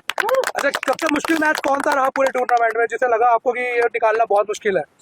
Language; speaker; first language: Hindi; native; Hindi